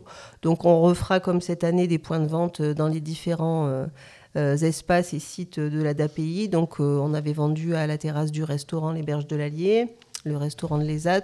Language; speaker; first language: French; native; French